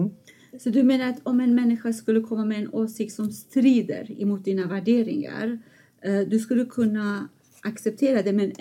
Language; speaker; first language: Swedish; non-native, fluent; Persian